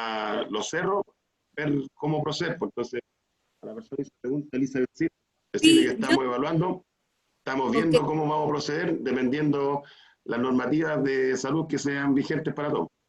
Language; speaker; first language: Spanish; native; Spanish